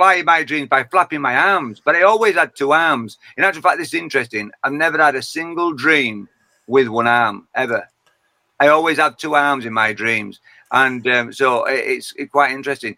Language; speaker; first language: English; native; English